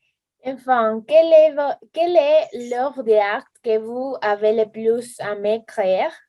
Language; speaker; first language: French; non-native, learner; Spanish